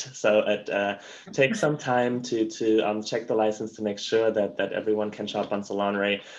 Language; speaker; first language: English; non-native, fluent; German